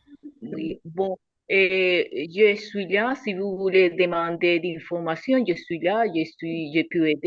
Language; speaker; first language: French; non-native, learner; Spanish